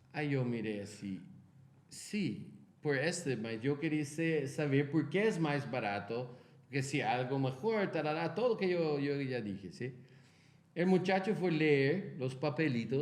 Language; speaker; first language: Spanish; non-native, fluent; Portuguese